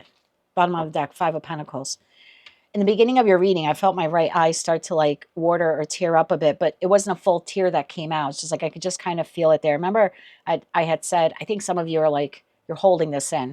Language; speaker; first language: English; native; English